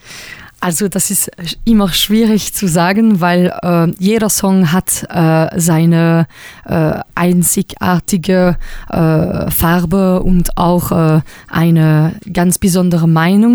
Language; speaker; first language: German; non-native, local second language; French